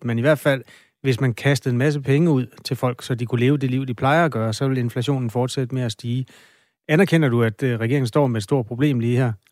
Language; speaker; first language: Danish; native; Danish